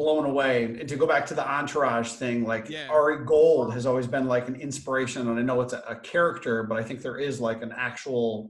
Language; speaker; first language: English; native; English